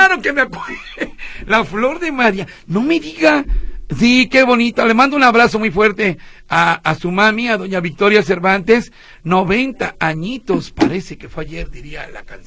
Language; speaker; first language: Spanish; native; Spanish